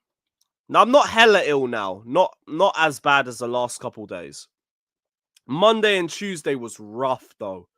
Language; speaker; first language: English; native; English